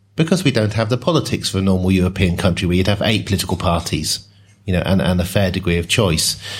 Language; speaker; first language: English; native; English